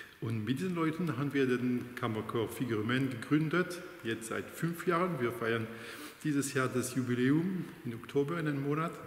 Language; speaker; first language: German; non-native, fluent; French